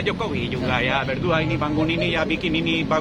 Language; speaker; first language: Indonesian; non-native, fluent; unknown